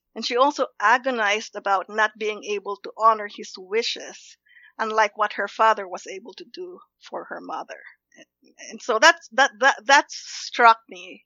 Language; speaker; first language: English; non-native, local second language; Filipino